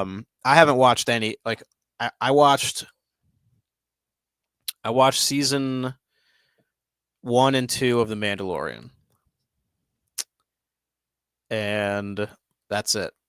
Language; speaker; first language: English; native; English